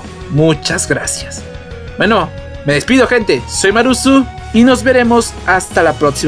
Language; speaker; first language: Spanish; native; Spanish